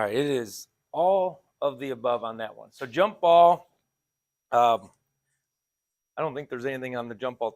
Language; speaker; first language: English; native; English